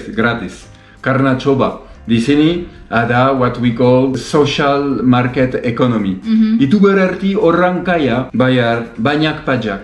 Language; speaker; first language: Indonesian; non-native, learner; French